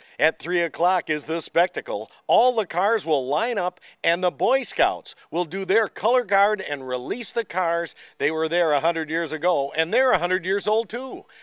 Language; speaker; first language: English; native; English